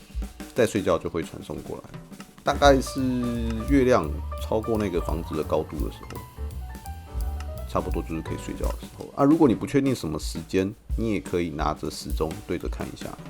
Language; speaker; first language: Chinese; native; Chinese